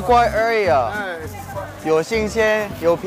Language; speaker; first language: Chinese; non-native, fluent; French